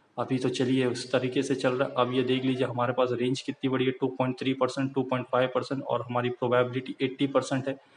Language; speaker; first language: Hindi; native; Hindi